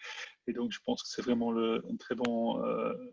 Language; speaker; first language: French; non-native, local second language; Dutch